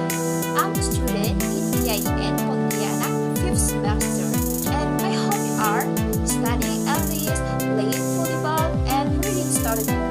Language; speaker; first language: English; non-native, learner; Indonesian